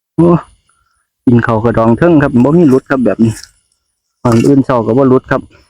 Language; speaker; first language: Thai; non-native, local second language; Northeastern Thai